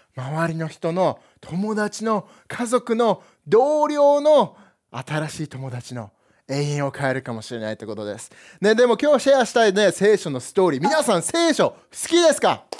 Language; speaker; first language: Japanese; early bilingual, heritage; Japanese